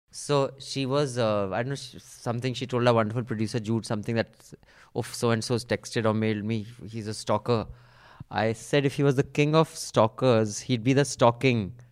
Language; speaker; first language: English; non-native, local second language; Hindi